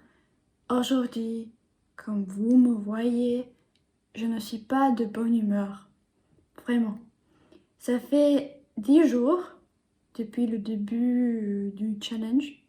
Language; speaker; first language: French; non-native, learner; English